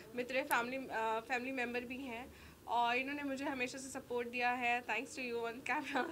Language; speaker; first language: Hindi; native; Hindi